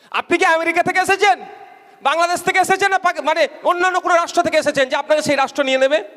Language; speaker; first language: Bangla; native; Bangla